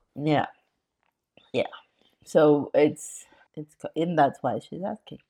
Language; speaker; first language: English; non-native, fluent; Spanish